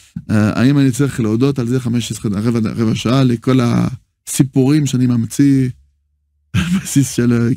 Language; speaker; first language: Hebrew; non-native, fluent; French